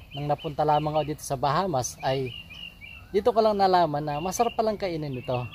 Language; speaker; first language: Filipino; native; Filipino